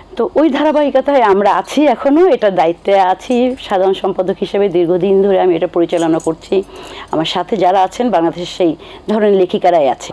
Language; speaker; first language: Bangla; native; Bangla